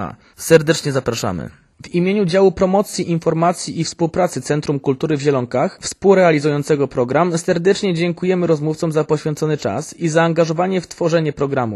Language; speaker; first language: Polish; native; Polish